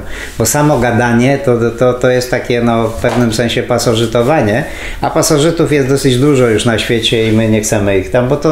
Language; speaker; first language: Polish; native; Polish